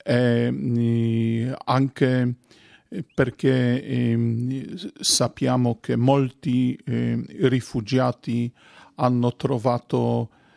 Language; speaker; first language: Italian; non-native, fluent; Polish